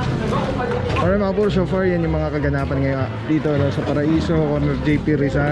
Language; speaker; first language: Filipino; native; Filipino